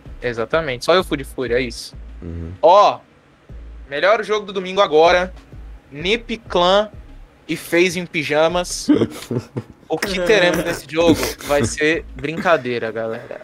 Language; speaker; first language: Portuguese; native; Portuguese